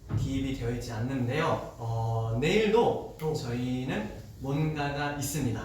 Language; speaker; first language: Korean; native; Korean